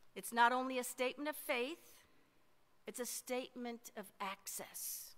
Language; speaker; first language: English; native; English